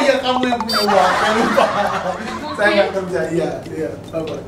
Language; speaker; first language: Indonesian; native; Indonesian